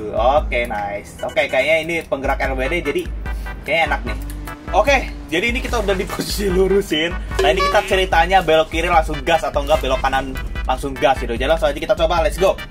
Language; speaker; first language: Indonesian; native; Indonesian